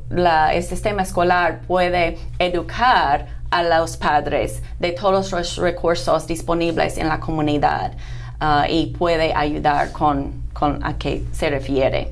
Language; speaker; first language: Spanish; non-native, fluent; English